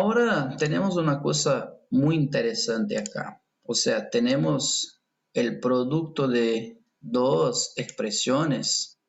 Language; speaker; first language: Spanish; non-native, fluent; Portuguese